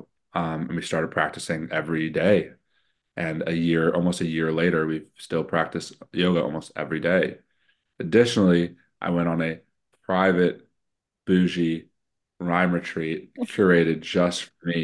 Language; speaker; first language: English; native; English